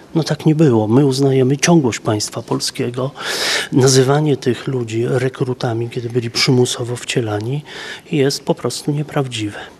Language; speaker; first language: Polish; native; Polish